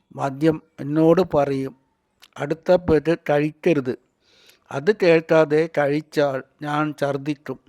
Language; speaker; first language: Malayalam; native; Malayalam